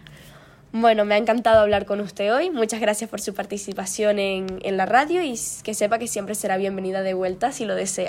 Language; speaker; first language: Spanish; native; Spanish